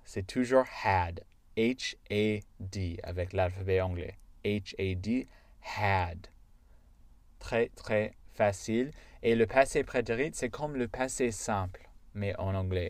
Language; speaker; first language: French; non-native, fluent; English